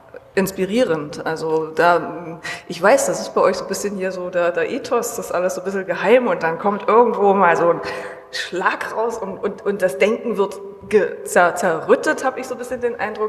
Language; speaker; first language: German; native; German